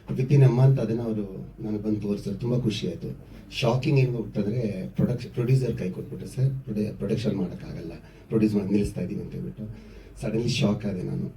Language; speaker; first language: Kannada; native; Kannada